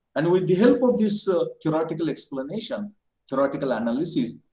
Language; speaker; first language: English; non-native, local second language; Marathi